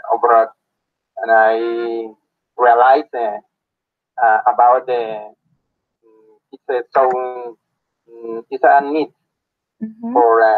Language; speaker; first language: English; non-native, learner; Spanish